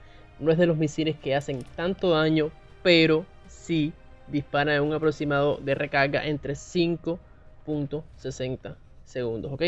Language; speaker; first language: Spanish; native; Spanish